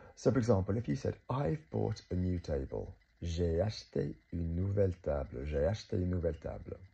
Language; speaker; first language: English; native; English